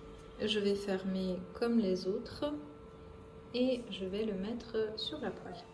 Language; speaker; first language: French; non-native, fluent; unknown